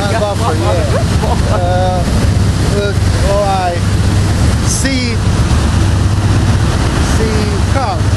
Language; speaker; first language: English; non-native, learner; Croatian